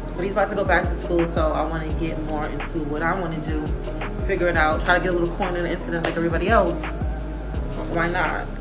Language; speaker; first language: English; native; English